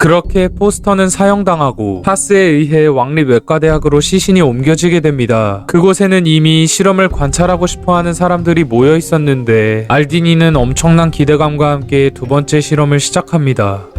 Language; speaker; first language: Korean; native; Korean